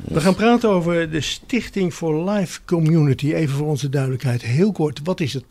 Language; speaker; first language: Dutch; native; Dutch